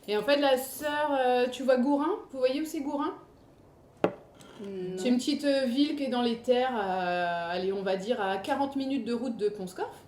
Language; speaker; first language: French; native; French